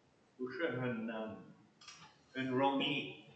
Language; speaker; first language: Chinese; non-native, learner; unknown